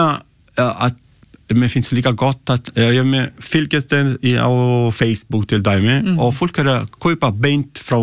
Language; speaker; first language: Icelandic; non-native, learner; Italian